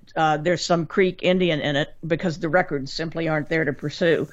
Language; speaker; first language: English; native; English